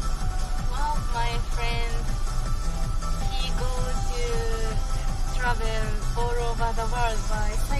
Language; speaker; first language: English; non-native, learner; Japanese